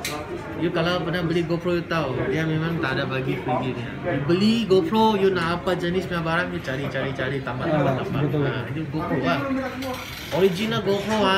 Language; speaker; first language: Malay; non-native, local second language; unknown